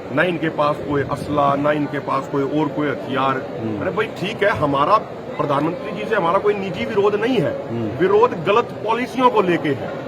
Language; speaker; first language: Hindi; native; Hindi